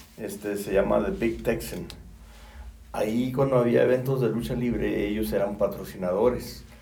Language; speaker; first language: Spanish; native; Spanish